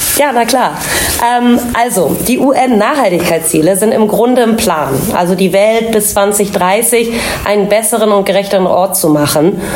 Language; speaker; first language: German; native; German